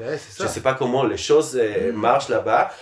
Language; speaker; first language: French; non-native, fluent; Hebrew